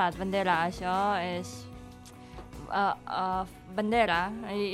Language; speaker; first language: Catalan; non-native, learner; Indonesian